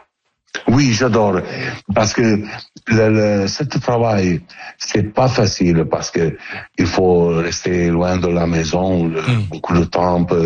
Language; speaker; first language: French; non-native, learner; Italian